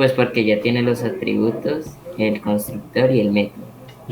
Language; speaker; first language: Spanish; native; Spanish